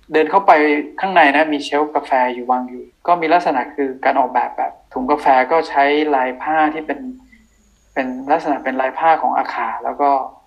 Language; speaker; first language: Thai; non-native, local second language; Akha